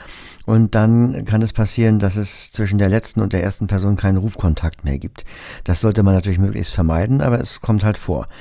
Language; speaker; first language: German; native; German